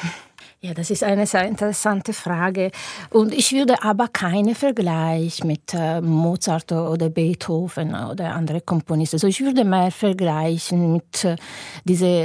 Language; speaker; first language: German; non-native, fluent; Italian